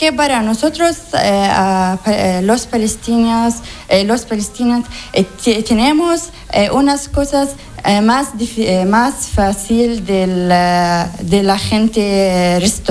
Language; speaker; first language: Spanish; non-native, learner; Arabic